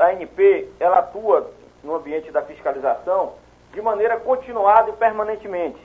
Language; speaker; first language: Portuguese; native; Portuguese